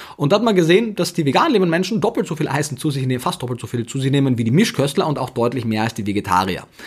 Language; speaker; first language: German; native; German